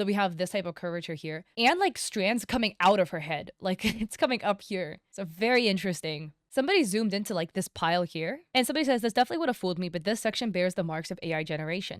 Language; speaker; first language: English; native; English